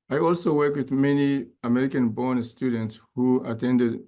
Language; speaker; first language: English; non-native, fluent; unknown